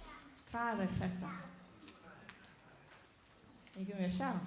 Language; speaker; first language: Icelandic; non-native, learner; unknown